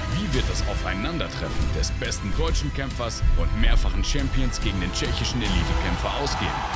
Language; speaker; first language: German; native; German